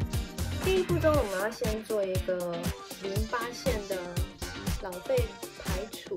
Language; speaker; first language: Chinese; native; Chinese